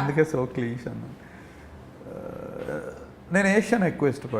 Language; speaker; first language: Telugu; native; Telugu